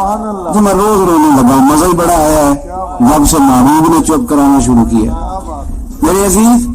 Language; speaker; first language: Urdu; non-native, local second language; Punjabi